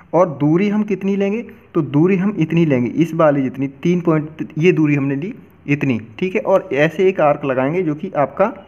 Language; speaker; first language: Hindi; native; Hindi